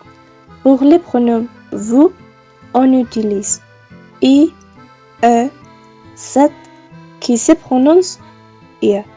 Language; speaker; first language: French; non-native, learner; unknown